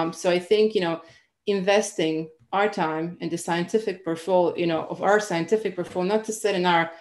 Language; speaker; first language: English; non-native, fluent; Croatian